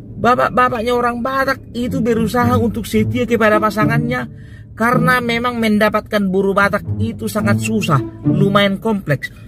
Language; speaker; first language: Indonesian; native; Indonesian